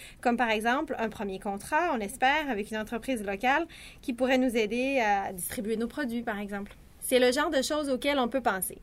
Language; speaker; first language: French; native; French